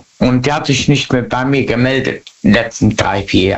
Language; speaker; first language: German; native; German